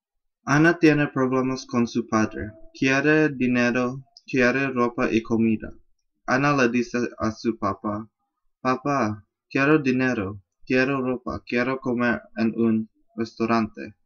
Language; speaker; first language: Spanish; non-native, learner; English